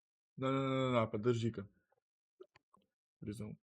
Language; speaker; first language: French; non-native, learner; Russian